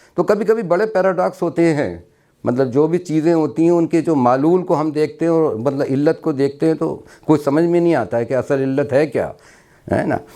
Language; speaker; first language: Urdu; native; Urdu